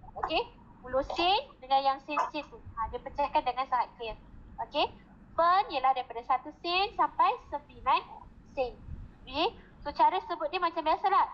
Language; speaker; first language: Malay; non-native, local second language; Chinese